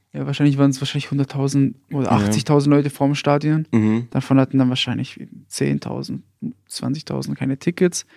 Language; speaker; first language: German; native; German